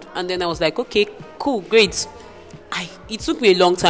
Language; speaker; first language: English; non-native, local second language; Igbo